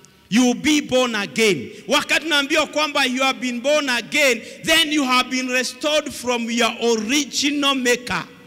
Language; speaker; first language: English; non-native, local second language; Swahili